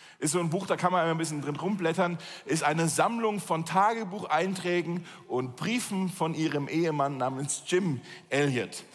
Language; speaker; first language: German; native; German